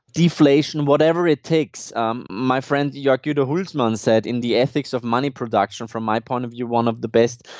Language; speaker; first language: English; non-native, fluent; German